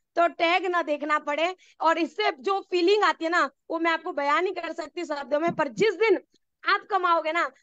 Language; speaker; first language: Hindi; non-native, local second language; Gujarati